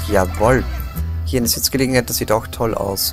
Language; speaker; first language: German; native; German